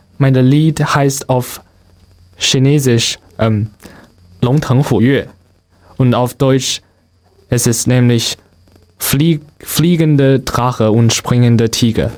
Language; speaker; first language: German; non-native, learner; Chinese